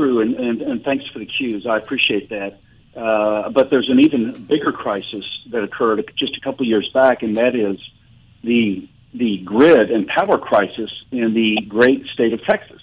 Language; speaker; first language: English; native; English